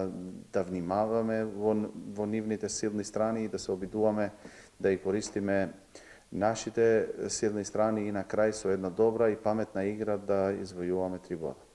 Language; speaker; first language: Macedonian; non-native, local second language; Albanian